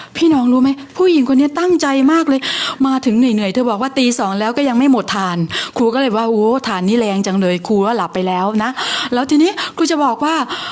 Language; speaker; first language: Thai; native; Thai